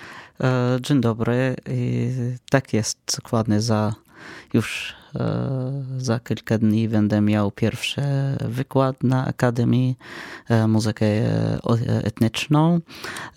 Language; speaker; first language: Polish; non-native, fluent; Arabic